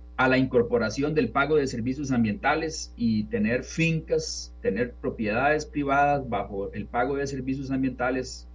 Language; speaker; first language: Spanish; native; Spanish